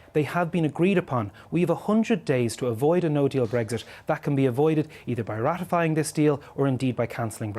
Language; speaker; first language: English; native; English